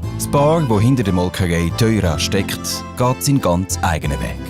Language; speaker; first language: German; native; German